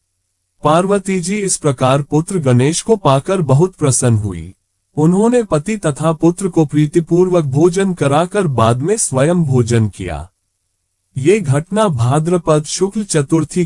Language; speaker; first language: Hindi; native; Hindi